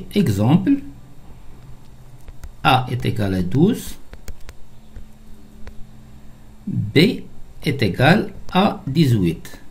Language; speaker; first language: French; non-native, local second language; Arabic